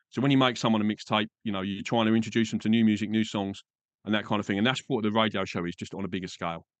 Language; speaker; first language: English; native; English